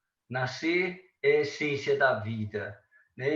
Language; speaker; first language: Portuguese; native; Portuguese